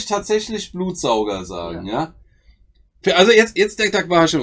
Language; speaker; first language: German; native; German